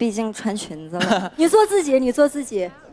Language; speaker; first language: Chinese; native; Chinese